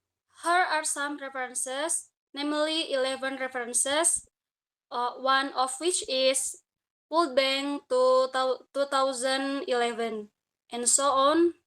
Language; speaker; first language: English; non-native, learner; Indonesian